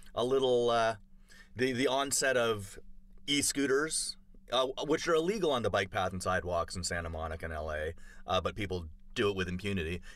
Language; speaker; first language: English; native; English